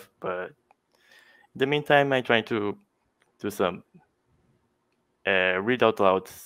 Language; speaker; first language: English; non-native, fluent; Portuguese